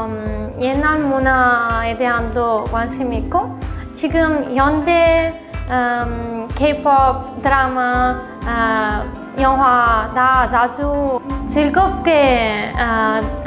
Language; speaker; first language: Korean; non-native, fluent; Italian